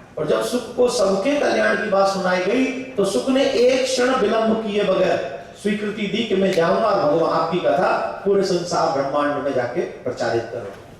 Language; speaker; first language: Hindi; native; Hindi